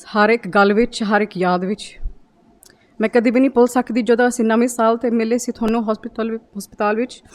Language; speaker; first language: Punjabi; early bilingual, heritage; Punjabi